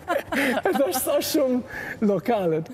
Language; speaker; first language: Albanian; non-native, learner; English